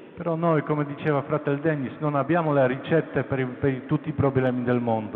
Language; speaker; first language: Italian; non-native, fluent; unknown